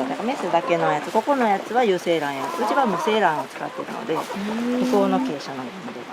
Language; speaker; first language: Japanese; native; Japanese